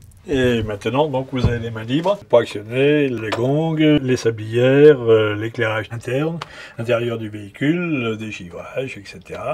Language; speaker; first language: French; native; French